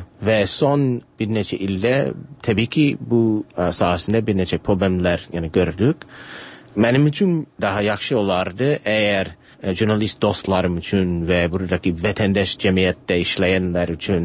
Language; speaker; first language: Turkish; non-native, fluent; English